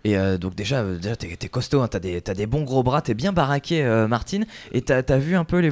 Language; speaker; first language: French; native; French